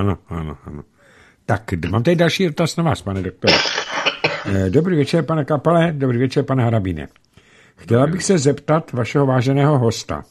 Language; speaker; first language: Czech; native; Czech